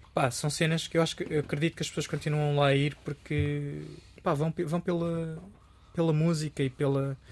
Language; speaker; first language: Portuguese; early bilingual, other home language; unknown